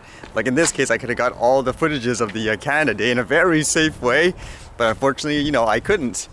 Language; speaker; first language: English; native; English